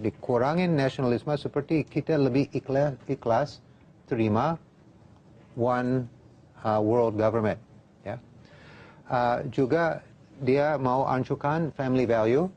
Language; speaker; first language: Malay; non-native, fluent; English